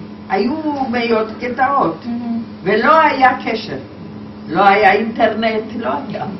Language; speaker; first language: Hebrew; non-native, fluent; Polish